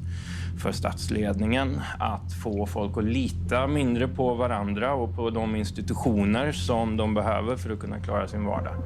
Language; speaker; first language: Swedish; native; Swedish